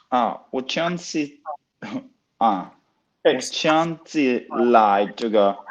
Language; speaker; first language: Chinese; non-native, learner; Swedish